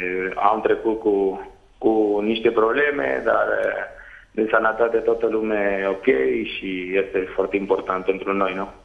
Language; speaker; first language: Romanian; non-native, fluent; Spanish